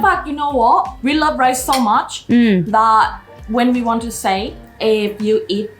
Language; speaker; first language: English; non-native, fluent; Thai